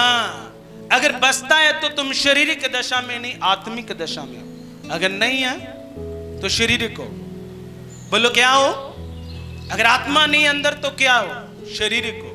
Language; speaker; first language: Hindi; non-native, local second language; Punjabi